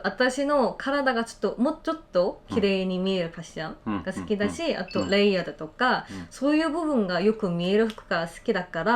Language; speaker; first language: Japanese; non-native, fluent; Korean